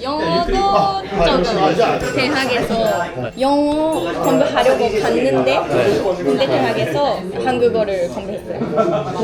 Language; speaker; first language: Korean; non-native, learner; Japanese